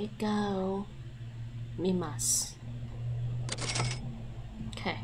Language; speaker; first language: Japanese; non-native, learner; English